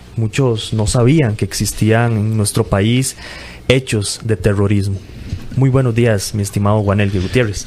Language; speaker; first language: Spanish; native; Spanish